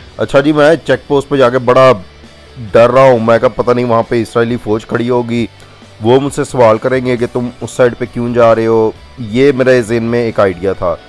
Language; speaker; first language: Urdu; non-native, local second language; Punjabi